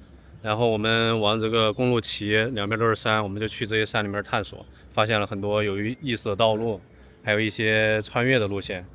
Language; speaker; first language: Chinese; native; Chinese